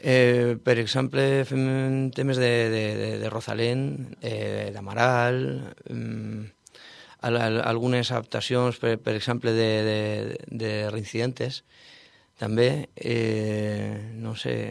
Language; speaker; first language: Catalan; non-native, learner; Spanish